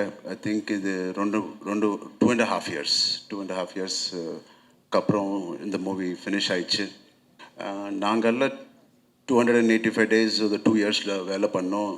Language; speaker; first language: Tamil; non-native, local second language; Telugu